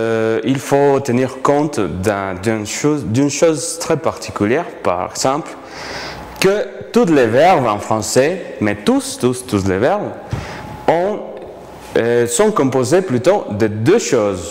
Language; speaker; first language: French; non-native, fluent; Spanish